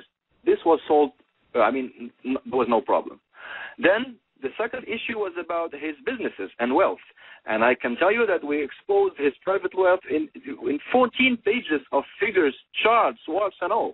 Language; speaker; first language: English; non-native, fluent; Arabic